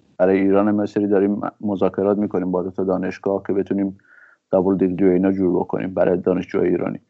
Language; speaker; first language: Persian; native; Persian